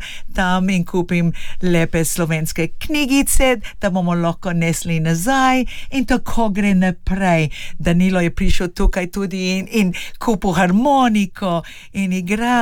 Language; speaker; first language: Slovenian; early bilingual, heritage; English